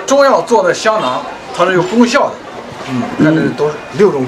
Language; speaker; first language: Chinese; native; Chinese